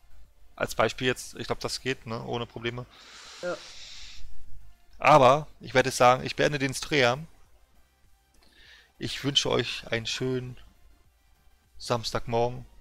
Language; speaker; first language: German; native; German